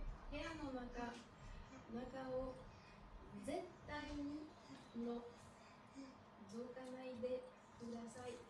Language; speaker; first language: Japanese; non-native, learner; French